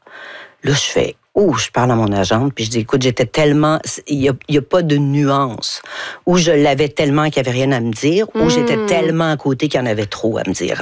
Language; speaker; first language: French; native; French